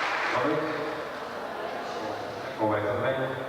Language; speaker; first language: Portuguese; non-native, learner; Japanese